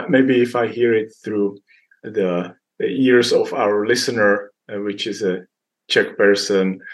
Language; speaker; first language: English; non-native, fluent; Czech